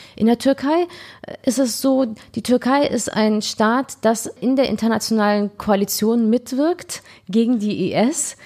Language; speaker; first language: German; native; German